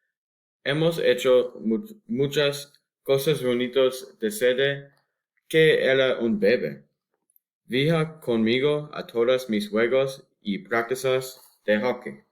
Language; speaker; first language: Spanish; non-native, learner; English